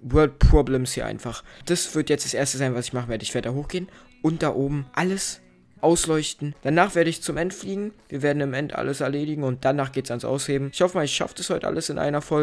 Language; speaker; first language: German; native; German